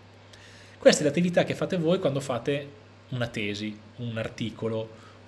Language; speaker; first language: Italian; native; Italian